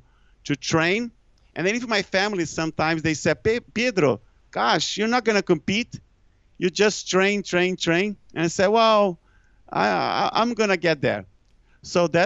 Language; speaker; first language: English; non-native, fluent; Portuguese